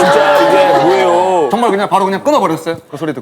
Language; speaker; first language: Korean; native; Korean